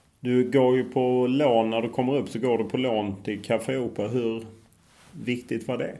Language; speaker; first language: Swedish; native; Swedish